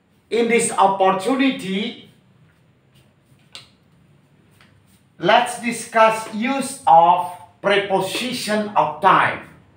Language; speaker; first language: English; non-native, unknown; Indonesian